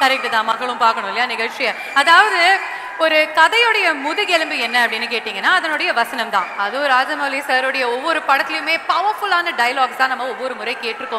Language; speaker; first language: Tamil; native; Tamil